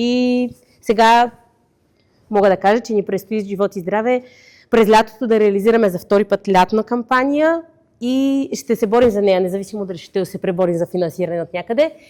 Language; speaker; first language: Bulgarian; native; Bulgarian